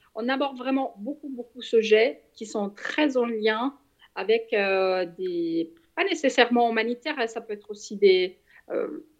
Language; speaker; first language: French; native; French